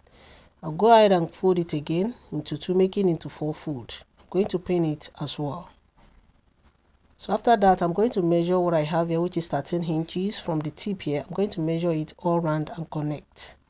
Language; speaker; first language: English; non-native, local second language; Yoruba